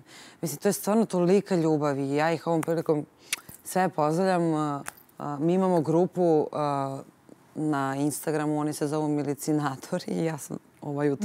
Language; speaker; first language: Serbian; native; Serbian